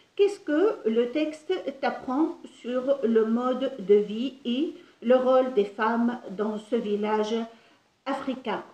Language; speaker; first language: French; non-native, local second language; Arabic